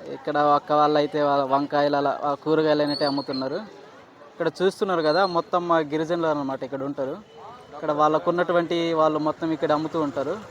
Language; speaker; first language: Telugu; non-native, local second language; Koya